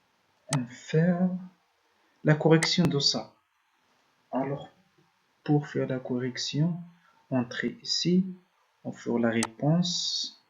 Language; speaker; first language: French; non-native, learner; Arabic